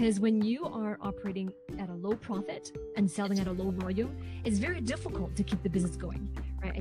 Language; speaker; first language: English; non-native, local second language; Cantonese